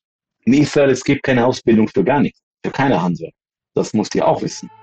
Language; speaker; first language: German; non-native, fluent; Hebrew